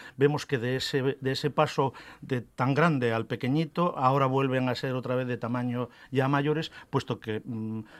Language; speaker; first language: Spanish; native; Spanish